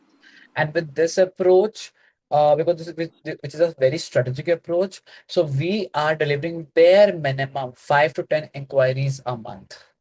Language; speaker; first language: English; non-native, local second language; Hindi